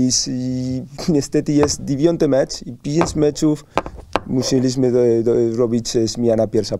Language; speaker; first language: Polish; non-native, learner; Spanish